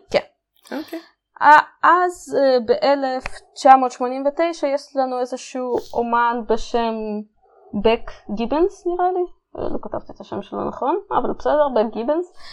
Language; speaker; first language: Hebrew; native; Hebrew